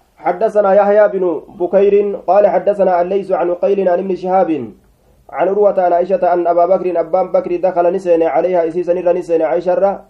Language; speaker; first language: Arabic; non-native, fluent; Oromo